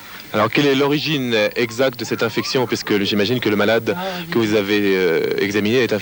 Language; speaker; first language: French; native; French